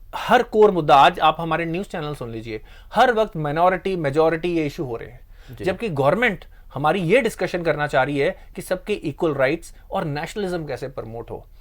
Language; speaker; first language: Hindi; non-native, local second language; Punjabi